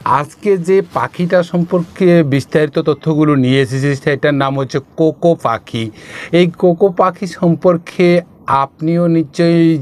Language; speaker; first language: Bangla; non-native, local second language; Kok Borok